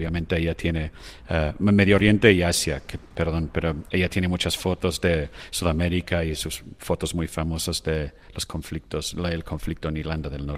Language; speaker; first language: Spanish; non-native, fluent; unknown